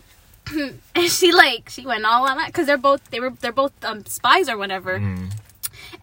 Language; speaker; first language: English; native; English